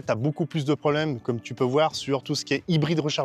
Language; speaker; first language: French; native; French